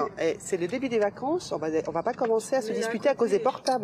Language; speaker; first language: French; native; French